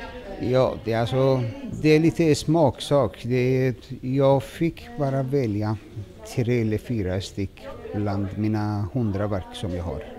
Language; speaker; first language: Swedish; non-native, fluent; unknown